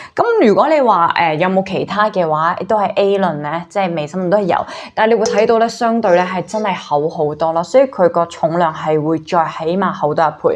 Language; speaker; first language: Cantonese; native; Cantonese